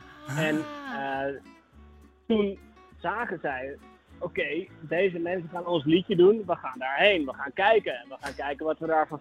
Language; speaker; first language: Dutch; native; Dutch